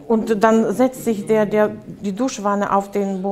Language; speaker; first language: German; non-native, fluent; Russian